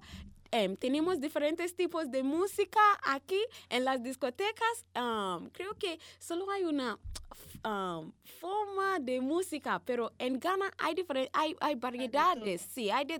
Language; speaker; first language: Spanish; non-native, learner; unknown